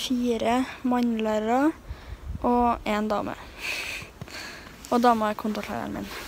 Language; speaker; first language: Norwegian; native; Norwegian